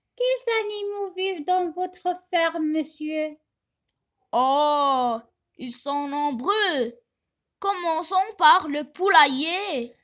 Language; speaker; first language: French; non-native, local second language; Arabic